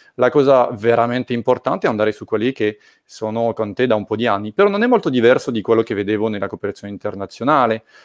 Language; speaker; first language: Italian; non-native, fluent; French